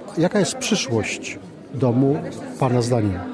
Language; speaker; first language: Polish; native; Polish